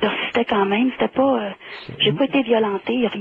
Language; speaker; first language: French; native; French